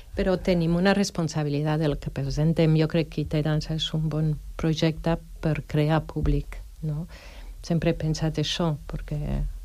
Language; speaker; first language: Catalan; non-native, fluent; French